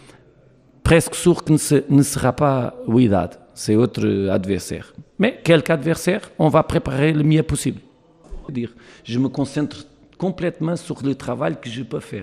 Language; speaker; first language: French; non-native, learner; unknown